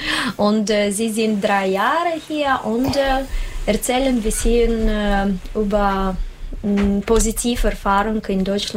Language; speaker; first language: German; non-native, learner; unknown